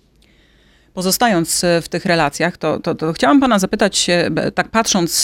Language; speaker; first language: Polish; native; Polish